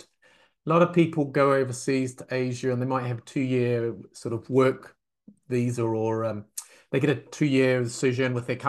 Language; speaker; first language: English; native; English